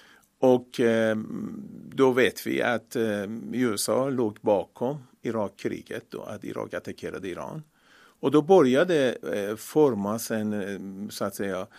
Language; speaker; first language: Swedish; non-native, fluent; Persian